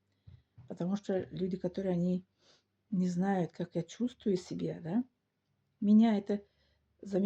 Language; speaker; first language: Russian; non-native, local second language; Tajik